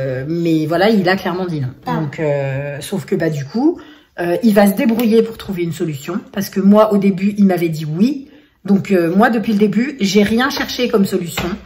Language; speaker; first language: French; native; French